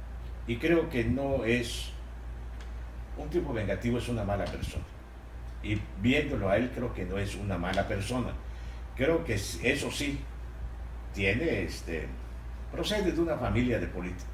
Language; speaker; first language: Spanish; native; Spanish